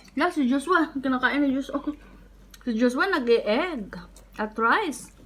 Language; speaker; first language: Filipino; native; Filipino